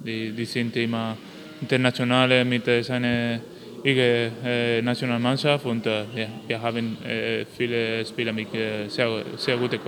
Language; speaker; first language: German; non-native, learner; Spanish